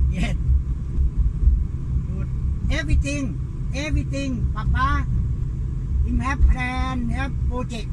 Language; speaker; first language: English; non-native, learner; Thai